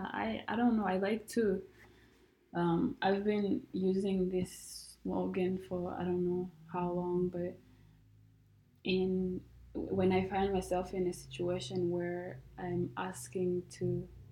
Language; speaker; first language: English; non-native, local second language; Kinyarwanda